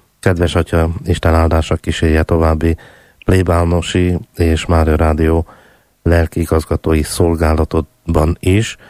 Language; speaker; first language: Hungarian; native; Hungarian